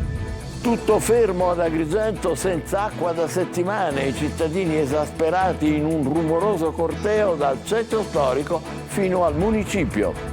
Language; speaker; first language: Italian; native; Italian